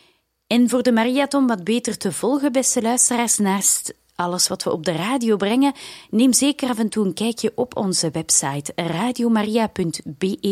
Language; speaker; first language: Dutch; native; Dutch